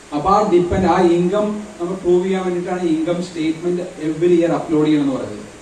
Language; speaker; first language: Malayalam; native; Malayalam